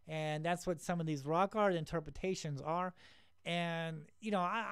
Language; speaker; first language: English; native; English